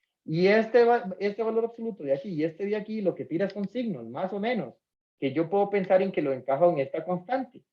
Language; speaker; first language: Spanish; native; Spanish